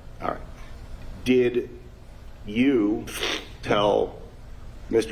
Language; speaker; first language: English; native; English